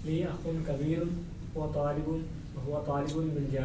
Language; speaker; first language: Arabic; non-native, learner; Urdu